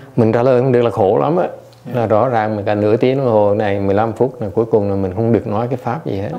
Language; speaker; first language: Vietnamese; early bilingual, heritage; Vietnamese